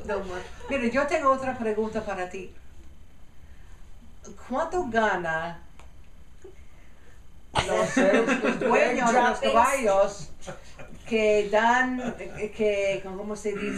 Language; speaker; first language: Spanish; non-native, learner; English